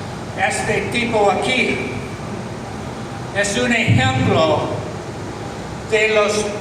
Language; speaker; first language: Spanish; non-native, fluent; English